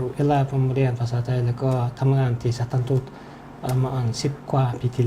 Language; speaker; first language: Thai; non-native, learner; Mongolian